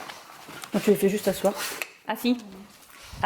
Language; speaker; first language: French; native; French